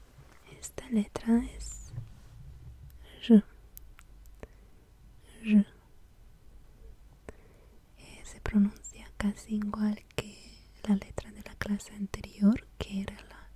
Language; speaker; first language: Spanish; non-native, fluent; Russian